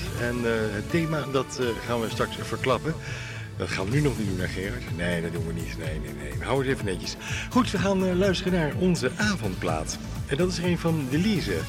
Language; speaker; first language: Dutch; native; Dutch